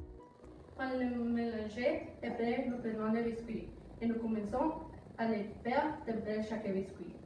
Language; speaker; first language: French; non-native, learner; Spanish